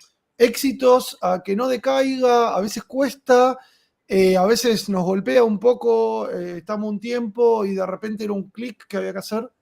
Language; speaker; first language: Spanish; native; Spanish